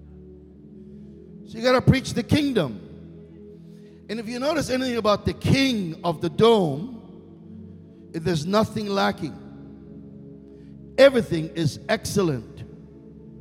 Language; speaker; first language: English; non-native, fluent; Hebrew